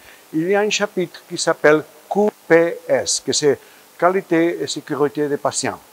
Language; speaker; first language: French; non-native, fluent; Spanish